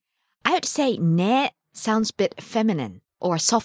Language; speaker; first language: English; non-native, fluent; Japanese